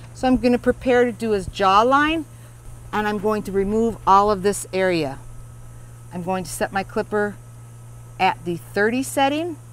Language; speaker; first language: English; native; English